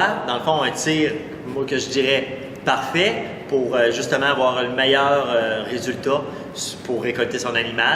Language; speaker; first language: French; native; French